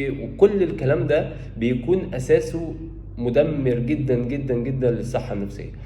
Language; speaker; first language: Arabic; native; Arabic